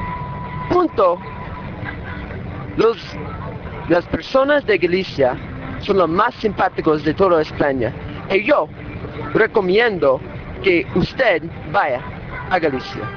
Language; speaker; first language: Spanish; non-native, learner; English